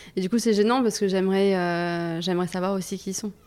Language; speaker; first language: French; native; French